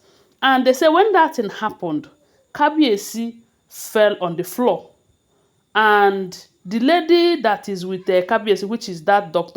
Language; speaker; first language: English; non-native, local second language; Yoruba